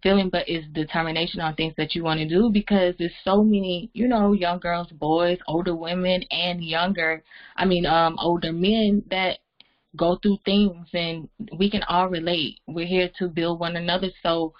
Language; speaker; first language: English; native; English